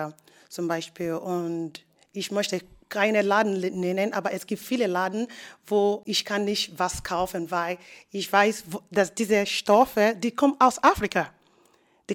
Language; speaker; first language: German; non-native, learner; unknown